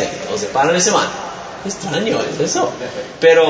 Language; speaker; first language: Spanish; non-native, fluent; English